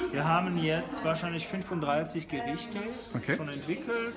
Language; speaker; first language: German; non-native, fluent; French